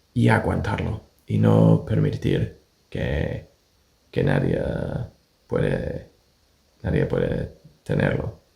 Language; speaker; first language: Spanish; non-native, fluent; English